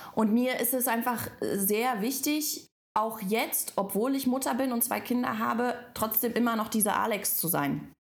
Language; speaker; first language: German; non-native, fluent; Russian